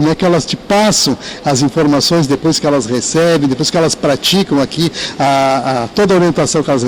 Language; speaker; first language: Portuguese; native; Portuguese